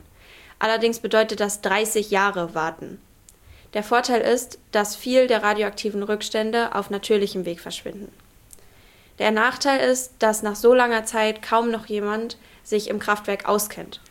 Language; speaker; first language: German; native; German